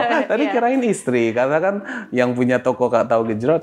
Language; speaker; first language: Indonesian; native; Indonesian